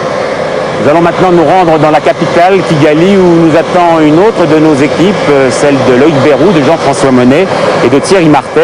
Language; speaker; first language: French; native; French